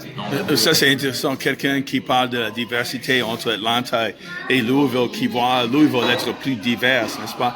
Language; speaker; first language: French; non-native, fluent; English